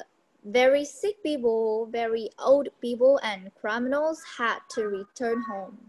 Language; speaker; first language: English; non-native, learner; Vietnamese